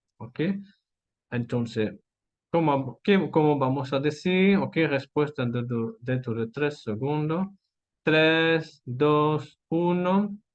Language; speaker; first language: Spanish; non-native, fluent; French